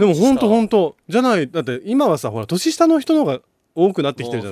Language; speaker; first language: Japanese; native; Japanese